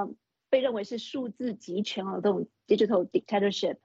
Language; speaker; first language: Chinese; native; Chinese